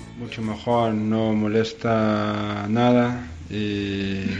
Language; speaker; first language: Spanish; non-native, learner; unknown